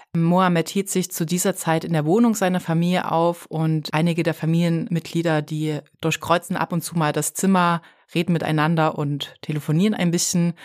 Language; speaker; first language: German; native; German